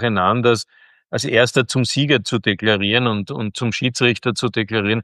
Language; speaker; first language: German; native; German